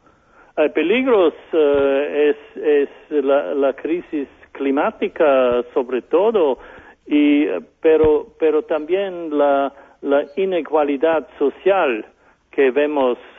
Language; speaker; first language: Spanish; non-native, fluent; German